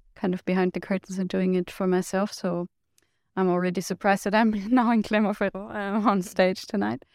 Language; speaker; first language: English; non-native, fluent; German